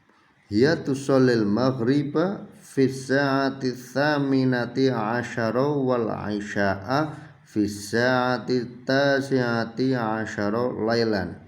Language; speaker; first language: Arabic; non-native, learner; Indonesian